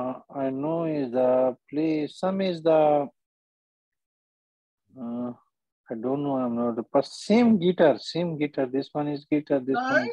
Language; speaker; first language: English; non-native, learner; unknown